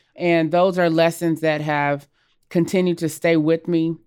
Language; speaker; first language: English; native; English